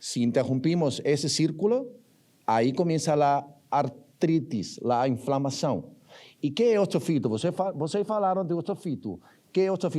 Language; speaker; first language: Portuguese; non-native, learner; Spanish